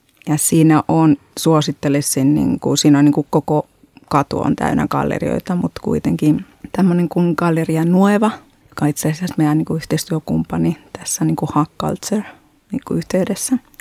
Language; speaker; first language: Finnish; non-native, fluent; Spanish